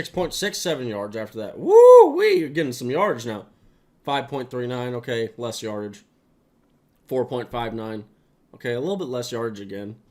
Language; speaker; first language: English; native; English